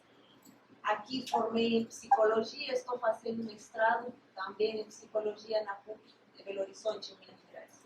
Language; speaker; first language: Portuguese; non-native, fluent; Spanish